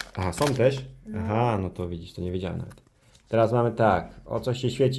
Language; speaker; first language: Polish; early bilingual, heritage; Polish